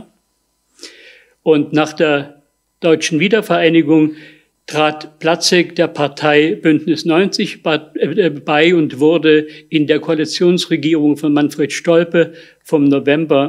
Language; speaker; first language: German; native; German